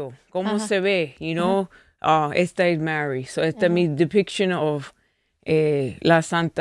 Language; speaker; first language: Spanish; early bilingual, heritage; English